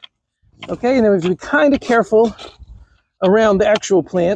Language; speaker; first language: English; native; English